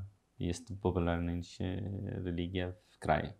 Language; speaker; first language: Polish; non-native, learner; Arabic